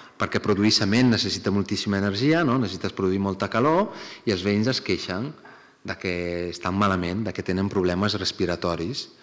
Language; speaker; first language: Catalan; non-native, fluent; Italian